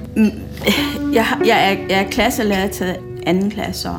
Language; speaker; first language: Danish; non-native, fluent; Malay